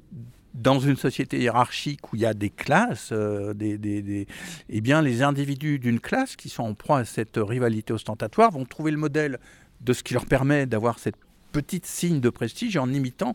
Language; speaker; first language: French; native; French